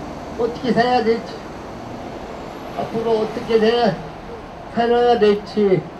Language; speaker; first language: Korean; native; Korean